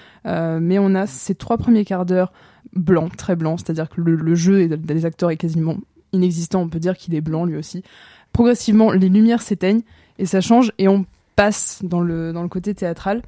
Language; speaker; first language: French; native; French